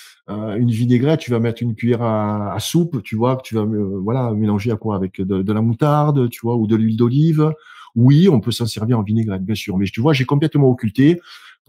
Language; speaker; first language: French; native; French